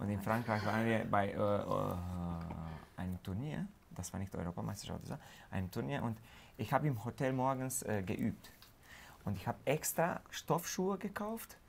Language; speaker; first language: German; non-native, fluent; Hungarian